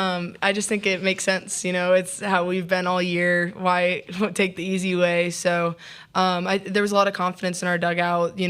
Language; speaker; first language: English; native; English